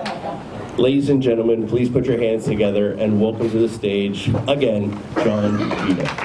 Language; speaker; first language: English; native; English